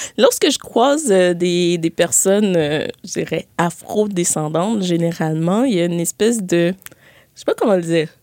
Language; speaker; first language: French; early bilingual, other home language; Haitian Creole